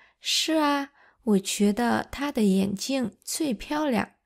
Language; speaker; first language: Chinese; non-native, fluent; Vietnamese